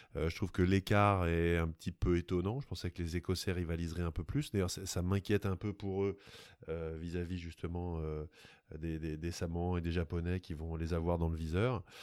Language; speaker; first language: French; native; French